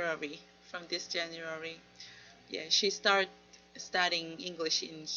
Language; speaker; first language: English; non-native, learner; Korean